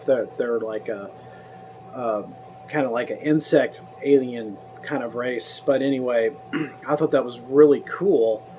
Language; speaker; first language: English; native; English